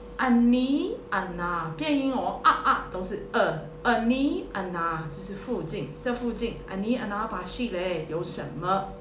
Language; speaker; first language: Chinese; early bilingual, heritage; Chinese